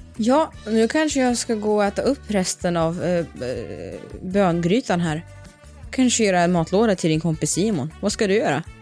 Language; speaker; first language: Swedish; early bilingual, other home language; Russian